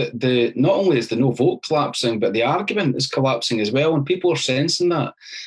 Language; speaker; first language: English; native; English